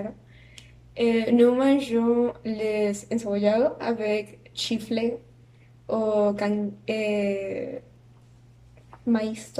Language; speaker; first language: French; non-native, learner; Spanish